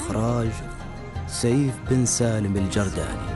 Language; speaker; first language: Arabic; native; Arabic